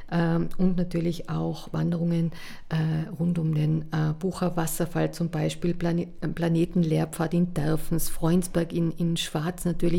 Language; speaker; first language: German; native; German